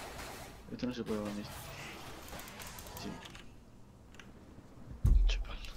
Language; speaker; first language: Spanish; native; Spanish